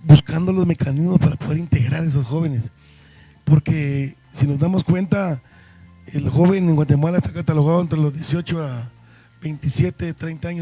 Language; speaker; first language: Spanish; native; Spanish